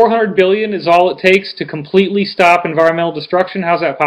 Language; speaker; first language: English; native; English